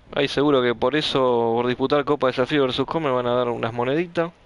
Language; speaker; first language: Spanish; native; Spanish